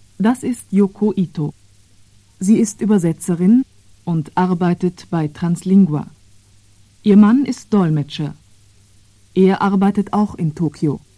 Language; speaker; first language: German; native; German